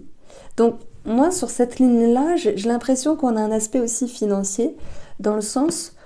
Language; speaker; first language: French; native; French